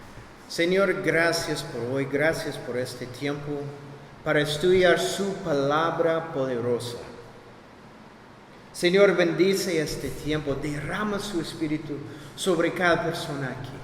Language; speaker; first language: Spanish; non-native, fluent; English